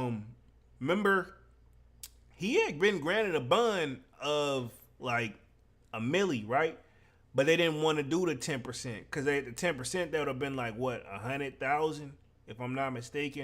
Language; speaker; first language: English; native; English